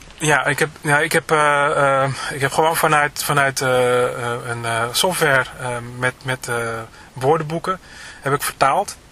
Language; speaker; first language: Dutch; native; Dutch